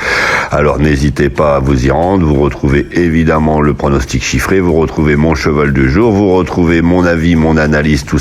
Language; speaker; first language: French; native; French